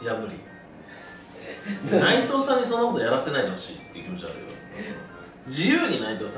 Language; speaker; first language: Japanese; native; Japanese